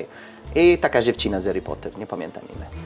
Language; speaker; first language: Polish; non-native, learner; Italian